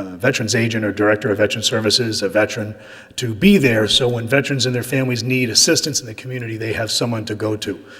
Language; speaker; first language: English; native; English